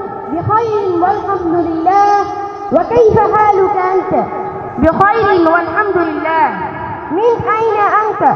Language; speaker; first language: Arabic; non-native, learner; Bangla